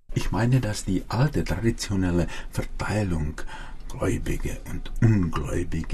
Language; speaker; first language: German; non-native, fluent; Czech